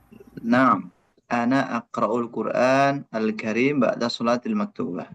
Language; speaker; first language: Arabic; non-native, fluent; Indonesian